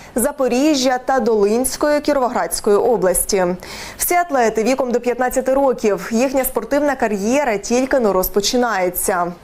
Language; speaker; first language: Ukrainian; native; Ukrainian